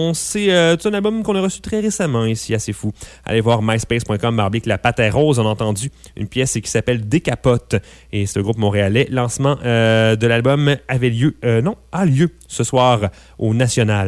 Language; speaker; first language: French; native; French